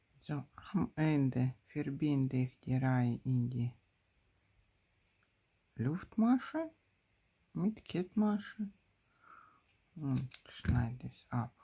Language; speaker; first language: German; non-native, fluent; Russian